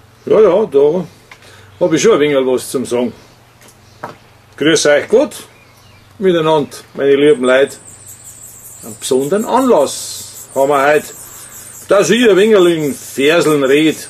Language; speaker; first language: German; native; German